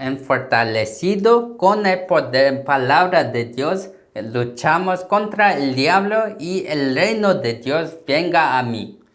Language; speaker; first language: Spanish; non-native, learner; Korean